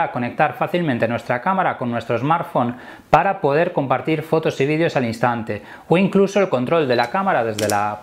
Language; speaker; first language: Spanish; native; Spanish